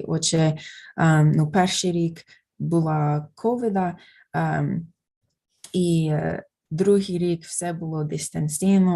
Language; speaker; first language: Ukrainian; non-native, fluent; English